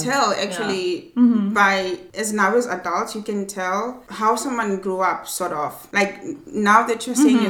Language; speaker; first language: English; non-native, local second language; Swati